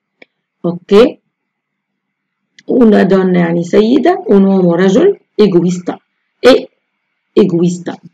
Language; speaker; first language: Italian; non-native, fluent; Arabic